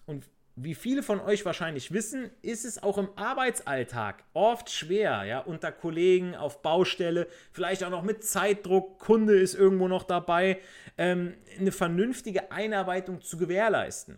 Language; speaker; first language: German; native; German